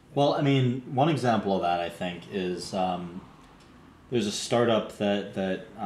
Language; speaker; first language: English; native; English